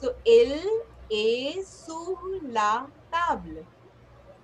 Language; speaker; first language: French; non-native, fluent; Hindi